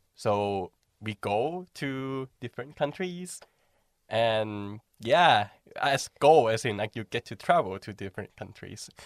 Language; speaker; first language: English; non-native, fluent; Thai